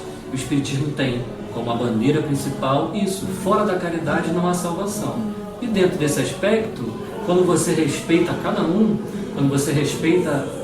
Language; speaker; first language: Portuguese; native; Portuguese